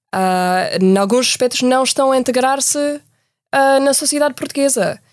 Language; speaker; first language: Portuguese; non-native, fluent; English